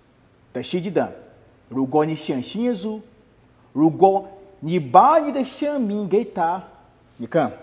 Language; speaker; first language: Chinese; non-native, fluent; Portuguese